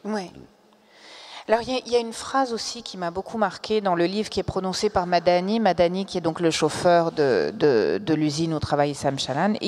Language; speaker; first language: French; native; French